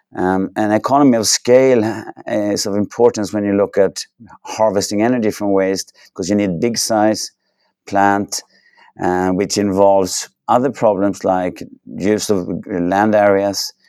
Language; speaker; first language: English; non-native, fluent; Swedish